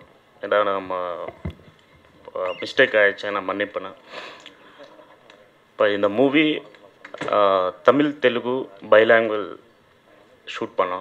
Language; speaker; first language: Tamil; non-native, learner; Telugu